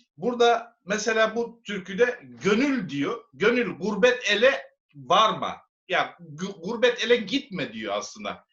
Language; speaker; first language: Turkish; native; Turkish